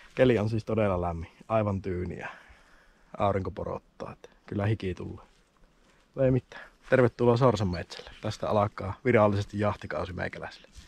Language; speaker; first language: Finnish; native; Finnish